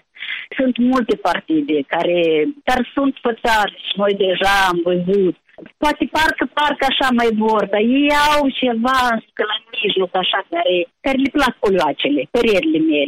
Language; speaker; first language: Romanian; native; Romanian